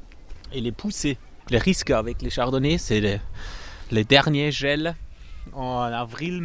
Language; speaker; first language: French; non-native, fluent; German